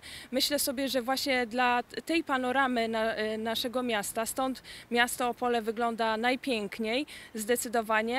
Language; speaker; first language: Polish; native; Polish